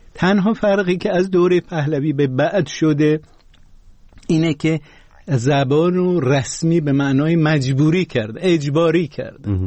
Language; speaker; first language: Persian; non-native, local second language; Azerbaijani